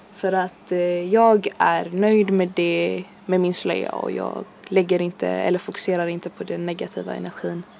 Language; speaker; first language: Swedish; early bilingual, other home language; Arabic